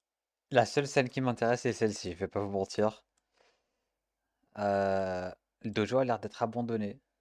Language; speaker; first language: French; native; French